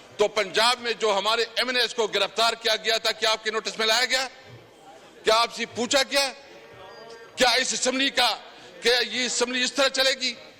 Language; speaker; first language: Urdu; non-native, local second language; Pashto